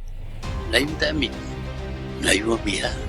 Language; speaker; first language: Malay; native; Malay